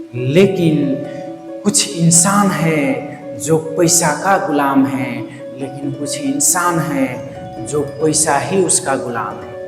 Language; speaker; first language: Hindi; non-native, local second language; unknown